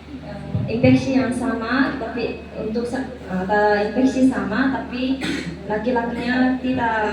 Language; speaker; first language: Indonesian; non-native, learner; Korean